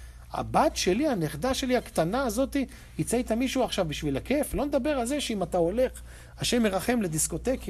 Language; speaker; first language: Hebrew; native; Hebrew